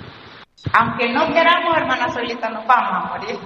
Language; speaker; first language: Spanish; native; Spanish